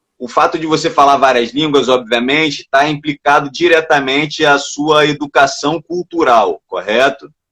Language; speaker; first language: Portuguese; native; Portuguese